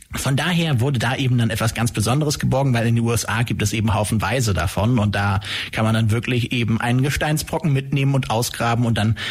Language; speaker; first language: German; native; German